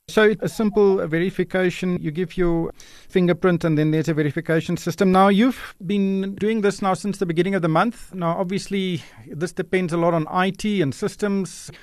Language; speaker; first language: English; non-native, local second language; Afrikaans